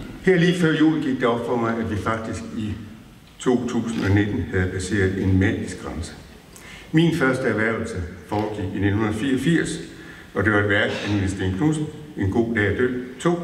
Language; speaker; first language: Danish; native; Danish